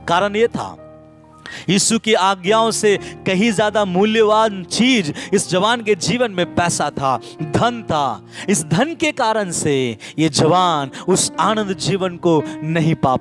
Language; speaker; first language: Hindi; non-native, local second language; Bangla